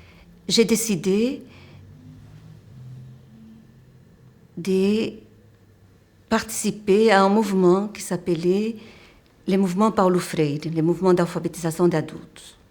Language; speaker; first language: French; non-native, fluent; Portuguese